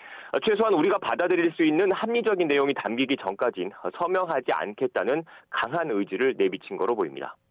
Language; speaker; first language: Korean; native; Korean